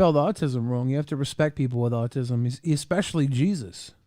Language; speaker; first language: English; native; English